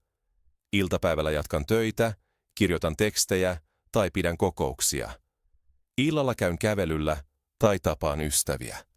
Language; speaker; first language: Finnish; non-native, fluent; Spanish